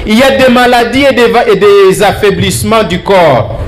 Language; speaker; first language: French; non-native, local second language; Swahili